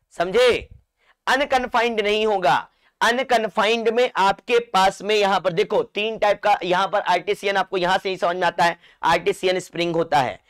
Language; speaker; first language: Hindi; non-native, local second language; Marathi